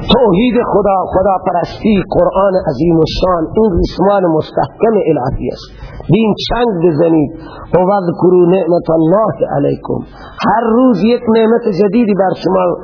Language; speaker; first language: Persian; native; Persian